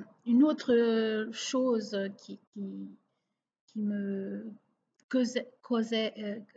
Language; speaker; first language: French; non-native, local second language; Portuguese